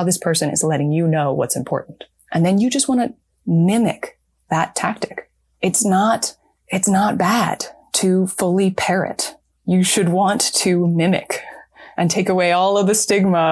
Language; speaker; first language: English; native; English